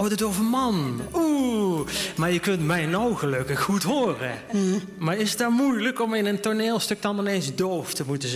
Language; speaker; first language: Dutch; native; Dutch